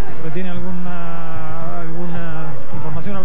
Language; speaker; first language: Spanish; native; Spanish